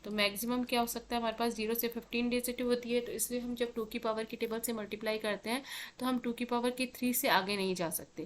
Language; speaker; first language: Hindi; native; Hindi